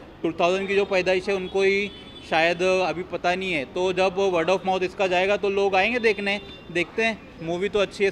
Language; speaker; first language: Hindi; native; Hindi